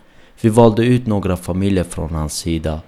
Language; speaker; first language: Swedish; early bilingual, other home language; Armenian